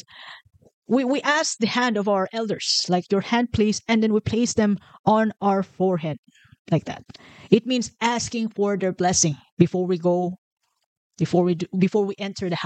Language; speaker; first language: English; non-native, local second language; Filipino